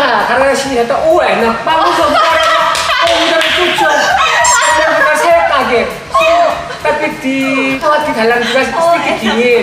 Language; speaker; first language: Indonesian; non-native, learner; Korean